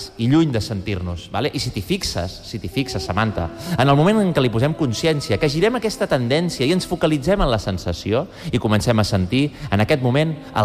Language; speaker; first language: Catalan; native; Catalan